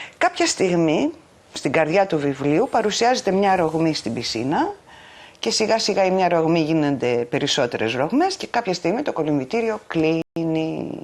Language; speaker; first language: Greek; native; Greek